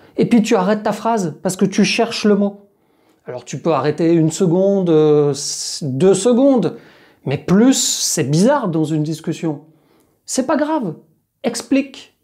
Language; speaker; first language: French; native; French